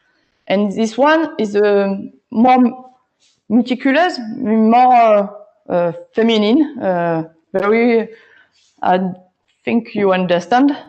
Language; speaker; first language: English; non-native, learner; French